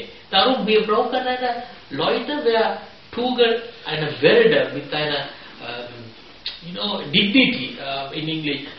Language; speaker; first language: German; non-native, fluent; Sinhala